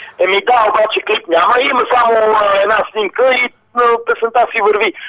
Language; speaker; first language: Bulgarian; non-native, local second language; Romany